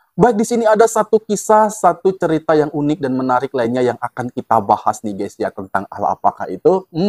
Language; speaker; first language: Indonesian; native; Indonesian